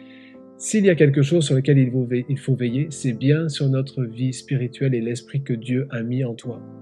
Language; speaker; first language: French; native; French